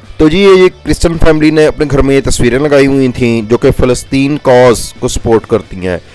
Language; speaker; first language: Urdu; non-native, local second language; Punjabi